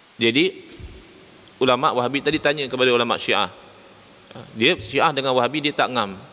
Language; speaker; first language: Malay; native; Malay